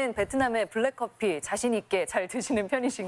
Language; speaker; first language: Korean; native; Korean